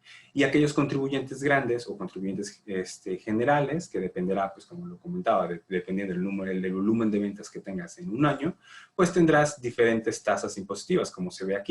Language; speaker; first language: Spanish; native; Spanish